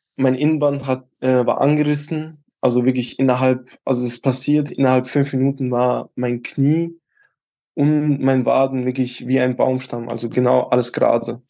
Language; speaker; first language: German; early bilingual, other home language; Albanian